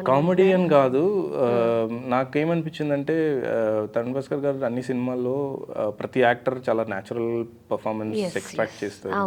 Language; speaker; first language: Telugu; non-native, local second language; Malayalam